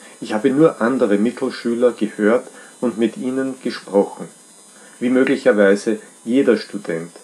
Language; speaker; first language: German; non-native, fluent; Czech